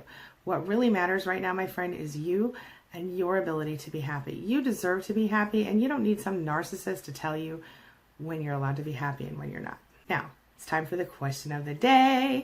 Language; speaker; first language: English; native; English